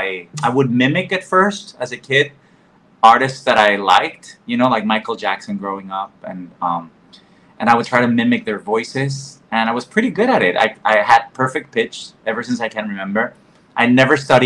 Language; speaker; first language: English; non-native, fluent; Spanish